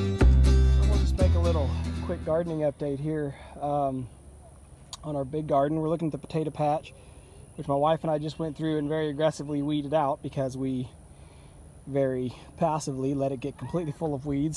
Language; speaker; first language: English; native; English